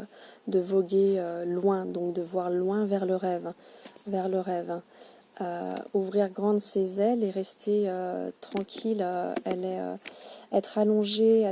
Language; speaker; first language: French; native; French